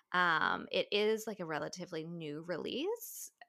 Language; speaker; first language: English; native; English